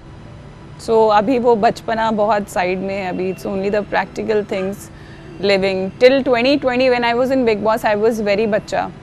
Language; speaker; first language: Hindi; native; Hindi